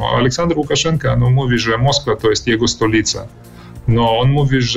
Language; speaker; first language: Polish; early bilingual, heritage; Polish